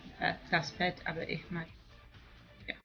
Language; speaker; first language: German; non-native, learner; English